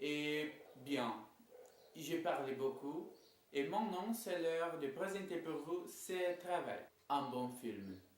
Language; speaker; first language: French; non-native, learner; Portuguese